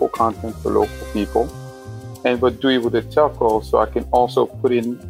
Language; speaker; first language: English; non-native, local second language; French